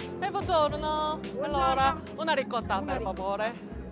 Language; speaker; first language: Italian; non-native, learner; Korean